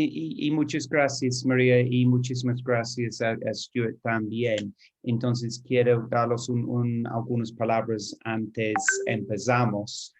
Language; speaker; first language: Spanish; non-native, fluent; English